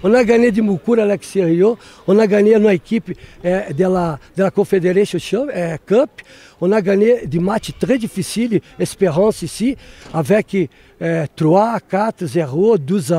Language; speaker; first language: French; non-native, learner; Portuguese